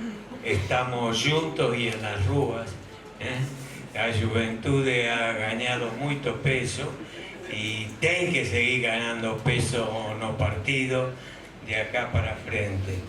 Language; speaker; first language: Portuguese; non-native, fluent; Spanish